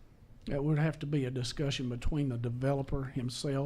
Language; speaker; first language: English; native; English